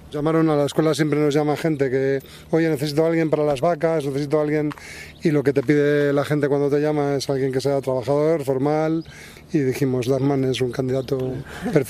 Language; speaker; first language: Spanish; native; Spanish